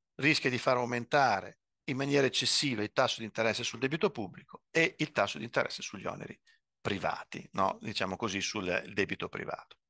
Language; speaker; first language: Italian; native; Italian